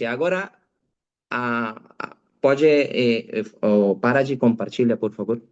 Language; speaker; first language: Portuguese; non-native, learner; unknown